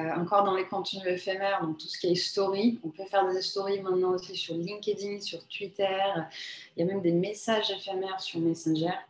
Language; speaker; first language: French; non-native, fluent; Portuguese